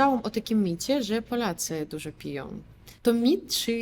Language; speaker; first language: Polish; non-native, fluent; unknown